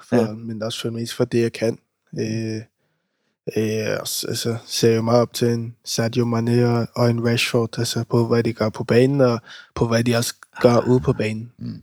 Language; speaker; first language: Danish; early bilingual, other home language; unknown